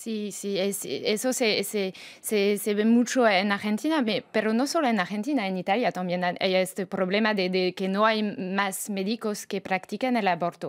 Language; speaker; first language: Spanish; non-native, fluent; French